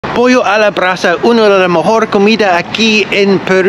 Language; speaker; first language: Spanish; non-native, learner; English